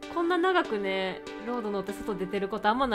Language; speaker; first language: Japanese; native; Japanese